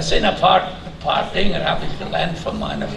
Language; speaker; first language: German; early bilingual, heritage; German